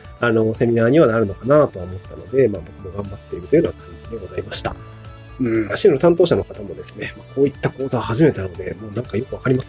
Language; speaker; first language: Japanese; native; Japanese